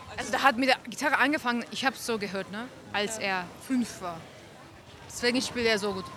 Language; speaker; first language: German; non-native, fluent; Turkish